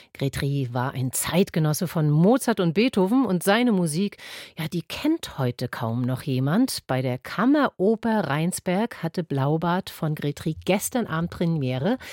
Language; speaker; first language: German; native; German